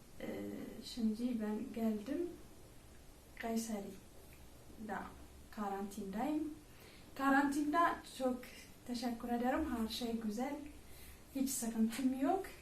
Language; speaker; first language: Turkish; non-native, learner; Amharic